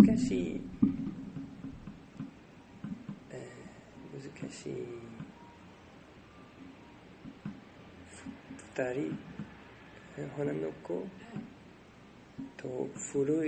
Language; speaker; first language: Japanese; non-native, learner; French